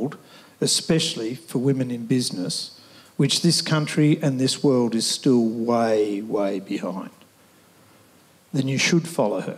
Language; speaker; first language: English; native; English